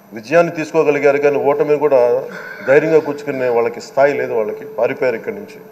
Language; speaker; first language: Telugu; native; Telugu